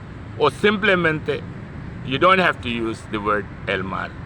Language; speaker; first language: English; non-native, fluent; Urdu